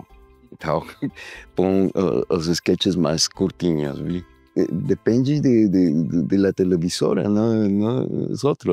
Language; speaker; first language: Portuguese; non-native, learner; Spanish